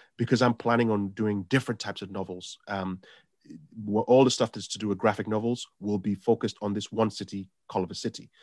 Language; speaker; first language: English; non-native, local second language; Yoruba